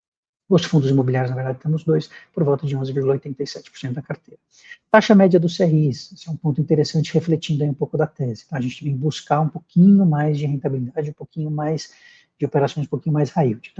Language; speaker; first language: Portuguese; native; Portuguese